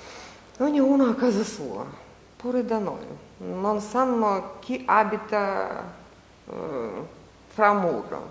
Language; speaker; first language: Italian; non-native, learner; Ukrainian